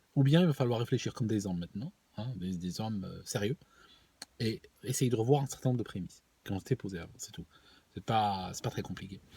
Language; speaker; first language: French; non-native, local second language; Arabic